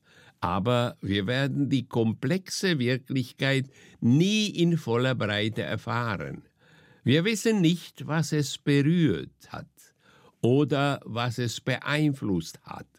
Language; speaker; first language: German; native; German